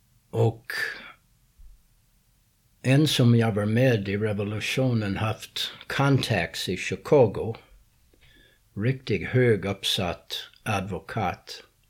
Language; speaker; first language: Swedish; non-native, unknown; English